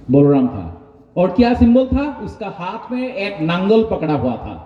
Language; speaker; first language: Hindi; non-native, local second language; Bangla